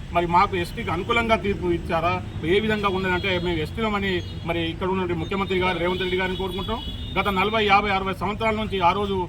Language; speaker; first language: Telugu; non-native, local second language; Lambadi